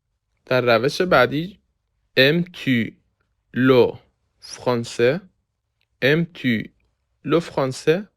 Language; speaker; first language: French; non-native, fluent; Persian